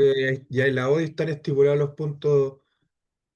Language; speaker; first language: Spanish; native; Spanish